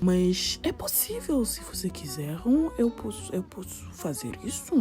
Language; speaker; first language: Portuguese; non-native, learner; French